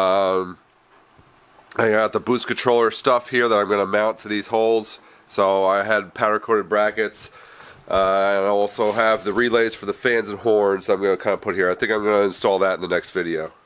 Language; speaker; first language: English; native; English